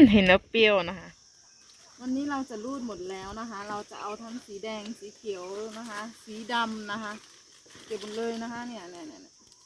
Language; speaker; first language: Thai; non-native, local second language; Akha